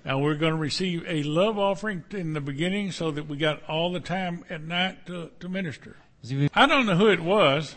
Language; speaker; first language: English; native; English